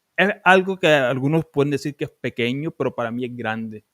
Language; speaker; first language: Spanish; early bilingual, other home language; English